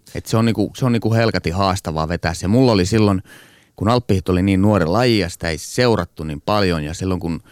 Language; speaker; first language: Finnish; native; Finnish